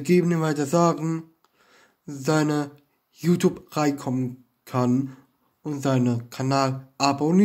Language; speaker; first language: German; non-native, learner; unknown